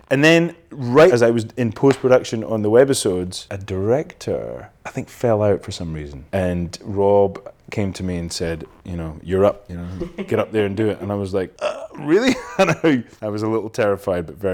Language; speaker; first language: English; native; English